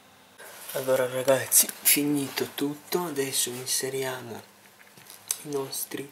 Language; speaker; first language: Italian; non-native, fluent; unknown